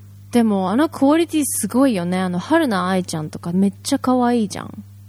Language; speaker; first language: Japanese; native; Japanese